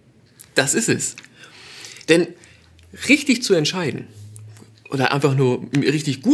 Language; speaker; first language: German; native; German